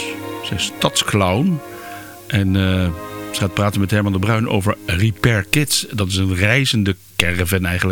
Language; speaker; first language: Dutch; native; Dutch